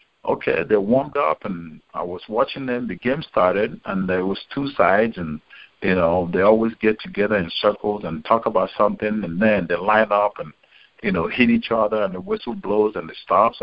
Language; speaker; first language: English; non-native, local second language; Igbo